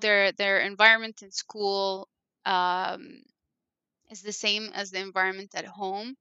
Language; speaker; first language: English; non-native, fluent; Arabic